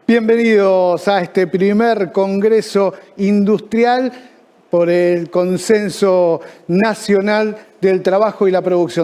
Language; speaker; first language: Spanish; native; Spanish